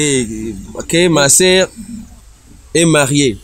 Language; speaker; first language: French; non-native, local second language; Rundi